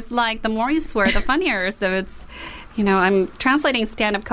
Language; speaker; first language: English; non-native, fluent; Japanese